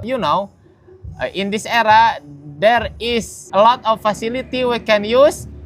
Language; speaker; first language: English; non-native, learner; Indonesian